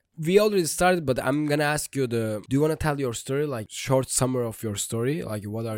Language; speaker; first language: English; non-native, fluent; Turkish